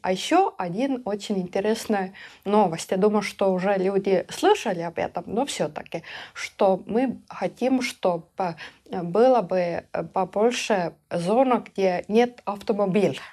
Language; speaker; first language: Russian; non-native, local second language; Estonian